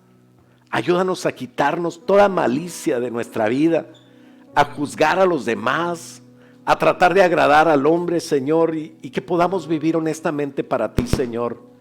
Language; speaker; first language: Spanish; native; Spanish